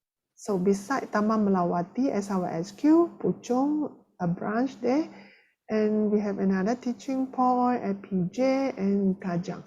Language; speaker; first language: English; non-native, local second language; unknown